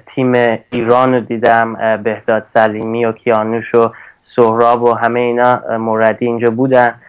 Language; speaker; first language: Persian; early bilingual, heritage; Persian